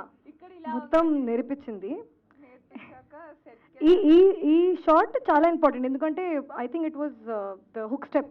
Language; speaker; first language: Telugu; non-native, local second language; Hindi